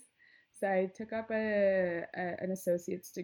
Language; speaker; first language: English; non-native, local second language; Filipino